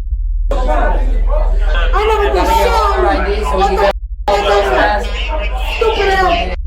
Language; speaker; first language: English; native; English